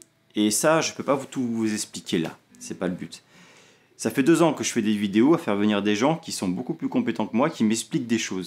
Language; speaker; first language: French; native; French